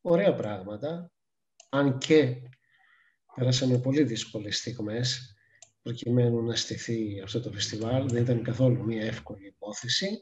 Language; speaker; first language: Greek; native; Greek